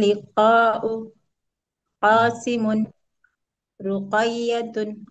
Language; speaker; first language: Arabic; non-native, learner; Indonesian